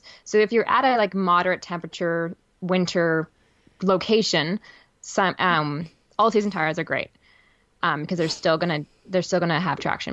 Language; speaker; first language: English; native; English